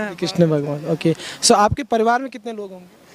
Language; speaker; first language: Hindi; native; Hindi